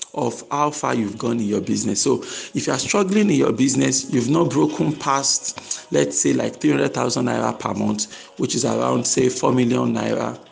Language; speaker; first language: English; non-native, local second language; Yoruba